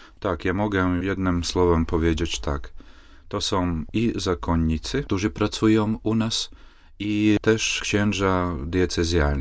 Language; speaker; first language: Polish; non-native, fluent; Latvian